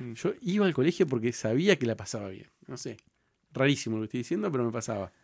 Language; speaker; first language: Spanish; native; Spanish